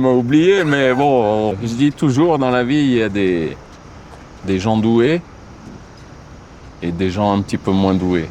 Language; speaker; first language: French; native; French